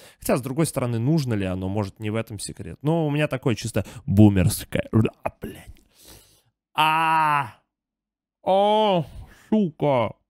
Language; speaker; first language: Russian; native; Russian